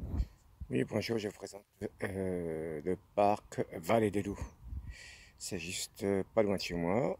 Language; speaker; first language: French; non-native, fluent; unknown